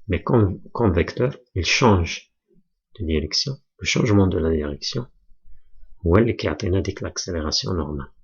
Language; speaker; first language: French; non-native, local second language; Arabic